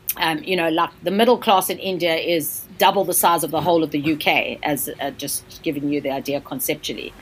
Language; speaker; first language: English; native; English